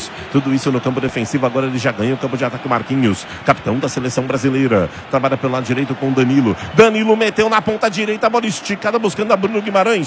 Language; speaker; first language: Portuguese; native; Portuguese